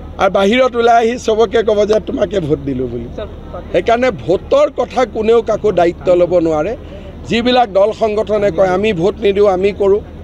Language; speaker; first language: Assamese; native; Assamese